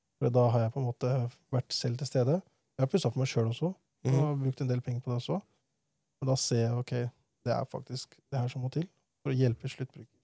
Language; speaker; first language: Norwegian; early bilingual, other home language; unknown